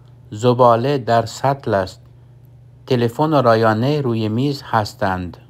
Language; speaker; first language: Persian; non-native, fluent; Urdu